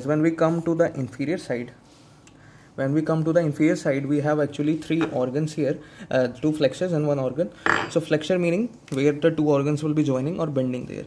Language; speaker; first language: English; non-native, local second language; Hindi